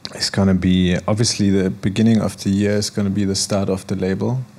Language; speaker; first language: English; non-native, fluent; German